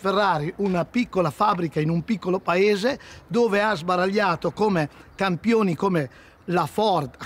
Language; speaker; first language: Italian; native; Italian